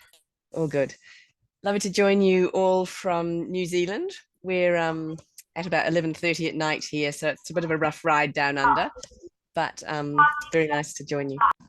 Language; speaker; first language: English; native; English